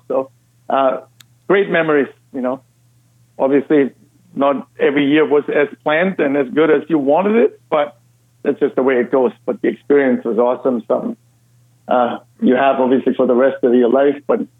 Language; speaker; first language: English; non-native, fluent; German